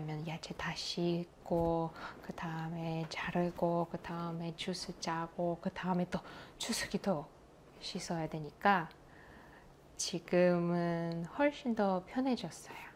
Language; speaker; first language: Korean; non-native, fluent; Russian